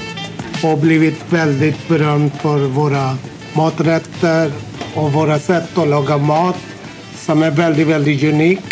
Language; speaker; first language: Swedish; non-native, fluent; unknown